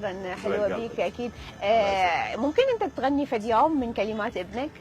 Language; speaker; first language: Arabic; native; Arabic